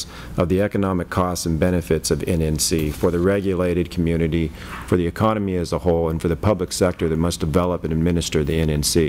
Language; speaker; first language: English; native; English